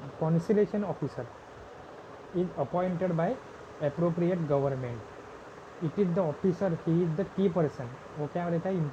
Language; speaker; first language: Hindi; non-native, local second language; Marathi